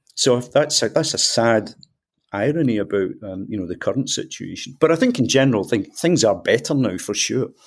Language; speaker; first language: English; native; English